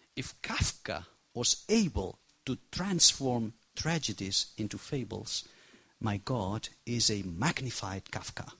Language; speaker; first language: English; non-native, fluent; Spanish